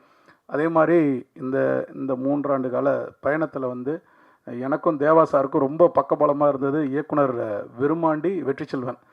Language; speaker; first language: Tamil; native; Tamil